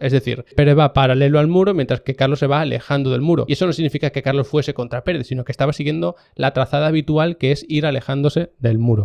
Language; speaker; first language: Spanish; native; Spanish